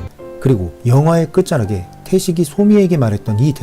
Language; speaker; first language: Korean; native; Korean